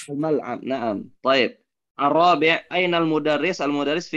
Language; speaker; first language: Arabic; non-native, fluent; Indonesian